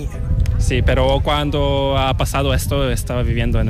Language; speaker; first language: Spanish; non-native, fluent; Korean